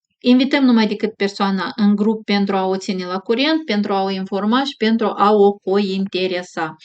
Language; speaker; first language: Romanian; native; Romanian